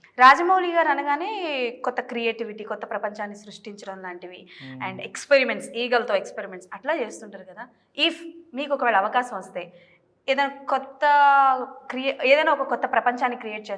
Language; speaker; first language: Telugu; native; Telugu